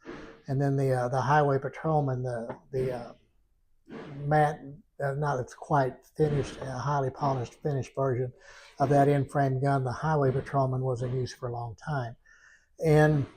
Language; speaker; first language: English; native; English